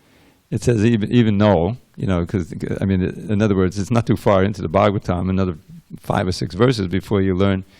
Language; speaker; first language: English; native; English